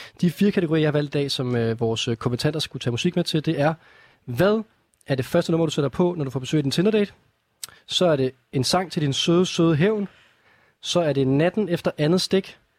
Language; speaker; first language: Danish; native; Danish